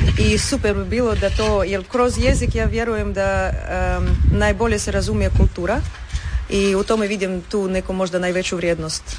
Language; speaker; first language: Serbian; non-native, fluent; Russian